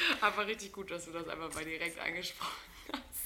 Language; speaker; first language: German; native; German